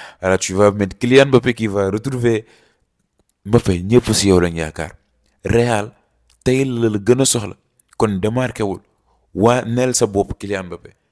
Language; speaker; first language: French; non-native, local second language; Wolof